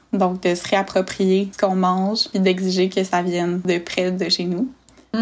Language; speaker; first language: French; native; French